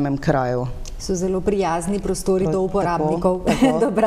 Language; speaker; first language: Slovenian; native; Slovenian